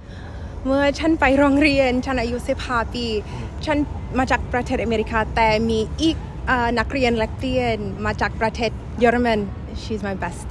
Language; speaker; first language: Thai; non-native, learner; English